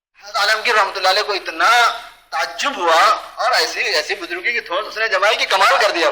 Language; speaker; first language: Urdu; native; Urdu